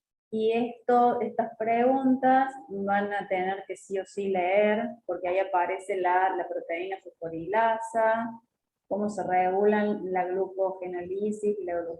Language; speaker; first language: Spanish; native; Spanish